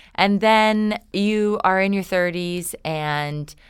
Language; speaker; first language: English; native; English